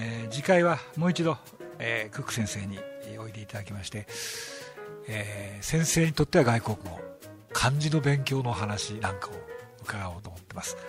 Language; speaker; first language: Japanese; native; Japanese